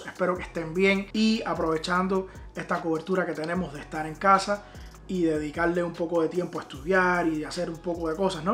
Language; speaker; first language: Spanish; native; Spanish